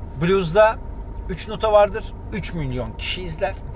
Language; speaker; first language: Turkish; native; Turkish